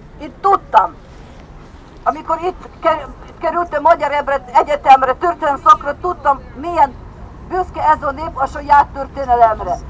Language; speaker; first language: Hungarian; non-native, fluent; Ukrainian